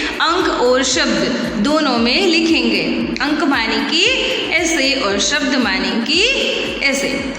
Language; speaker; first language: Hindi; non-native, local second language; Gujarati